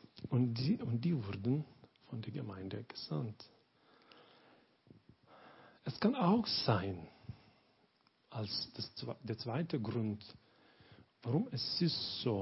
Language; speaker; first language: German; non-native, learner; Lithuanian